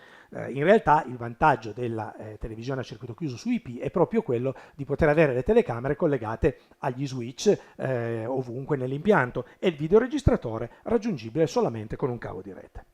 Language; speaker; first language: Italian; native; Italian